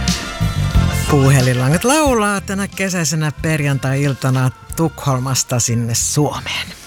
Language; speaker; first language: Finnish; native; Finnish